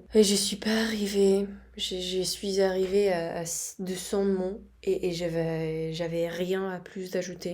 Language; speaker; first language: French; non-native, fluent; Spanish